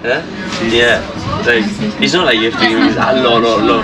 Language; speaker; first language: English; non-native, fluent; Italian